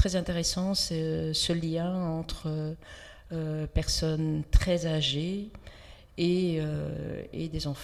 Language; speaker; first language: French; native; French